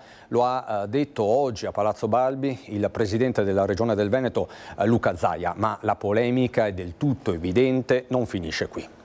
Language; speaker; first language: Italian; native; Italian